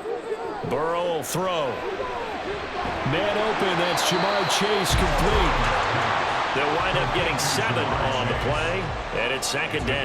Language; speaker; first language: English; native; English